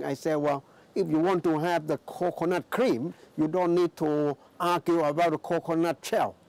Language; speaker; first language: English; non-native, fluent; Thai